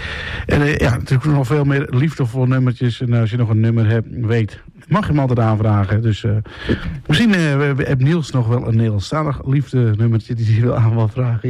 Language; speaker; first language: Dutch; native; Dutch